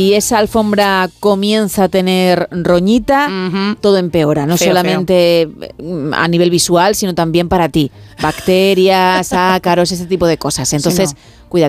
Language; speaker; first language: Spanish; native; Spanish